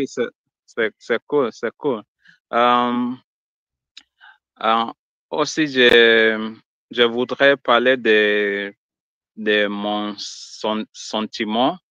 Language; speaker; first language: French; non-native, learner; Swahili